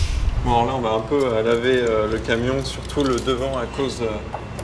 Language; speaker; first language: French; native; French